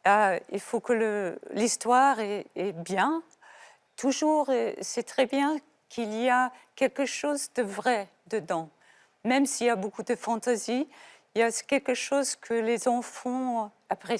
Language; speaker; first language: French; non-native, fluent; English